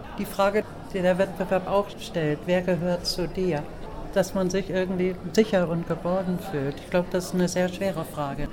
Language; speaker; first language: German; native; German